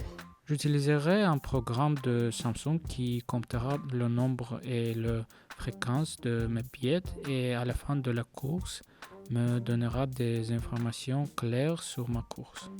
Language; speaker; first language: French; non-native, learner; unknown